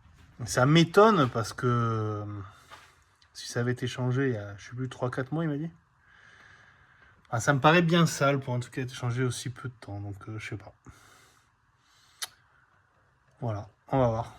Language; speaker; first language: French; native; French